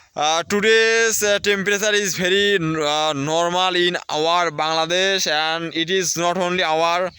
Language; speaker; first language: English; non-native, learner; Bangla